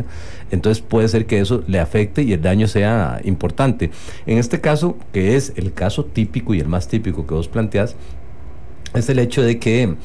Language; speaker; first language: Spanish; native; Spanish